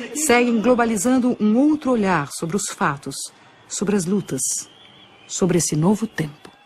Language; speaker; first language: Portuguese; native; Portuguese